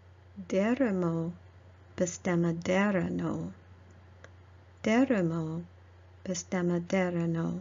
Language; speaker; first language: Norwegian; non-native, learner; English